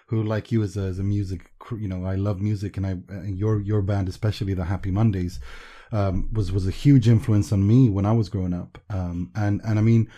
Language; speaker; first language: English; early bilingual, other home language; Persian